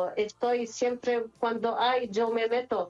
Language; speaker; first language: Spanish; non-native, local second language; Arabic